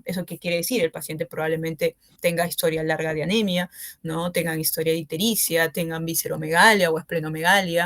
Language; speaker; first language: Spanish; native; Spanish